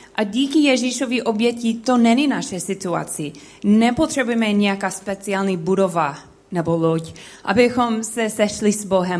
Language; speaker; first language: Czech; non-native, learner; English